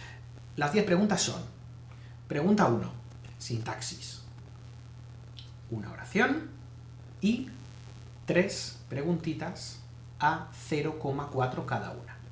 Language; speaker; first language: Spanish; native; Spanish